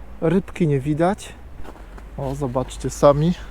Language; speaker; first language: Polish; native; Polish